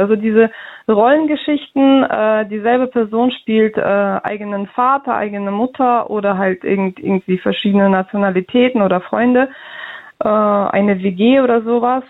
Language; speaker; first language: German; early bilingual, other home language; Russian